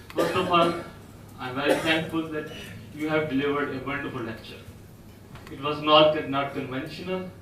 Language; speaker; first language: English; non-native, local second language; Urdu